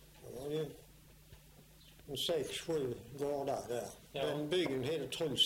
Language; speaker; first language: Swedish; native; Swedish